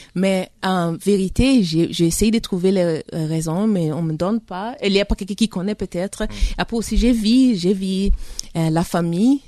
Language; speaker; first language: French; early bilingual, heritage; French